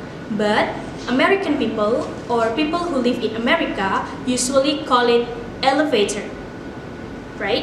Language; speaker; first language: English; non-native, fluent; Indonesian